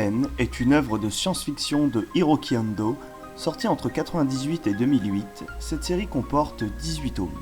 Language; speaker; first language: French; native; French